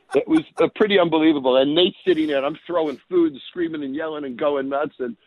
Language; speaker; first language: English; native; English